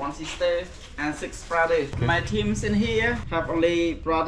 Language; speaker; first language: English; non-native, learner; Khmer